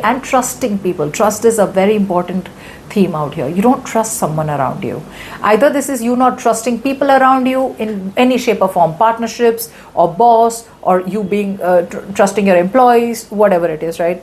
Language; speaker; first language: English; non-native, local second language; Hindi